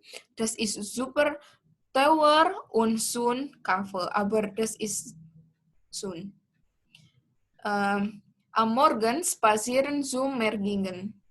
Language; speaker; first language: German; non-native, learner; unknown